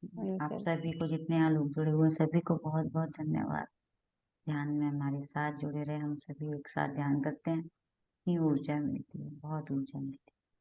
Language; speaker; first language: Hindi; native; Hindi